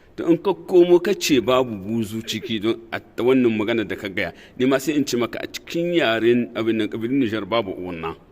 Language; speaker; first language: Hausa; non-native, local second language; Tamasheq